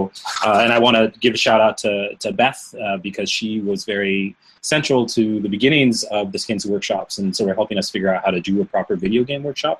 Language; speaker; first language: English; native; English